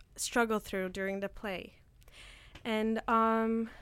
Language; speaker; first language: English; non-native, fluent; Turkish